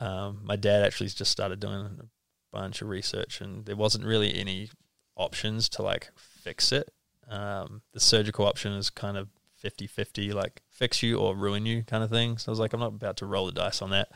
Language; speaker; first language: English; native; English